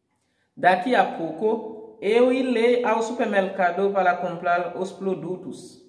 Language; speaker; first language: Portuguese; non-native, fluent; Haitian Creole